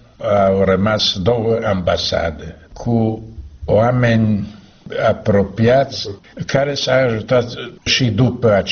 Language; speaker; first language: Romanian; non-native, fluent; Slovak